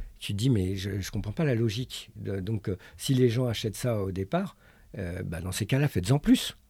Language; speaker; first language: French; early bilingual, other home language; Arabic